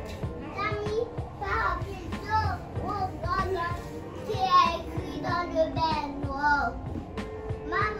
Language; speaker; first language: French; early bilingual, heritage; French